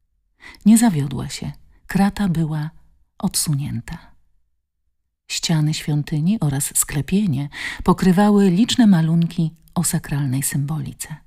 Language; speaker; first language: Polish; native; Polish